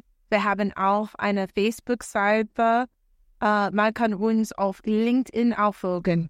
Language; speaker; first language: German; non-native, learner; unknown